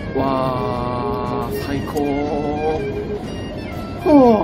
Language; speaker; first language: Japanese; non-native, fluent; Korean